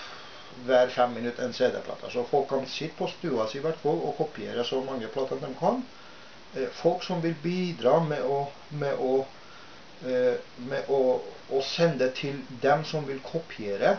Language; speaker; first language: Norwegian; non-native, fluent; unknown